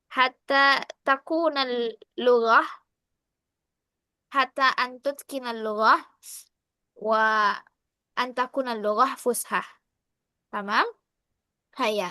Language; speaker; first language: Arabic; non-native, fluent; Indonesian